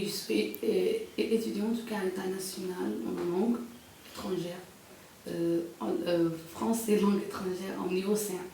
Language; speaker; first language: French; non-native, local second language; Arabic